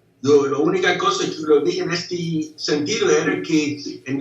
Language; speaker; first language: Spanish; non-native, fluent; English